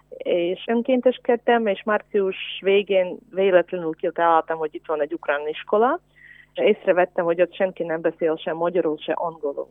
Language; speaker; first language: Hungarian; non-native, fluent; Ukrainian